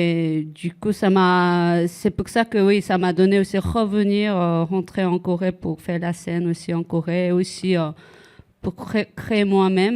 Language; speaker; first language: French; non-native, fluent; Korean